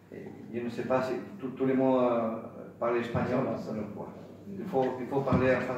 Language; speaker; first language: French; non-native, learner; Spanish